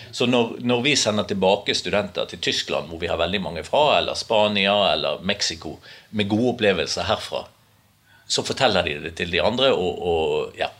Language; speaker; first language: Norwegian; native; Norwegian